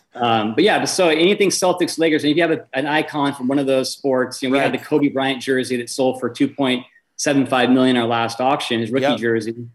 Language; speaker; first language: English; native; English